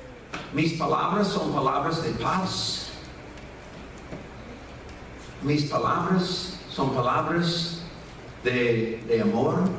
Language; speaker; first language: Spanish; non-native, fluent; English